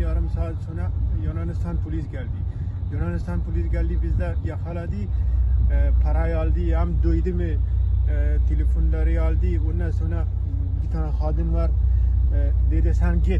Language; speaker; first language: Turkish; non-native, learner; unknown